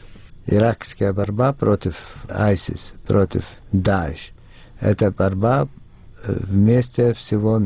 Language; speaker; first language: Russian; non-native, fluent; Arabic